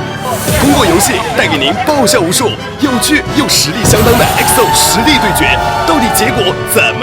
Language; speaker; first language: Chinese; native; Chinese